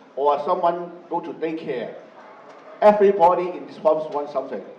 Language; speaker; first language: English; non-native, learner; Chinese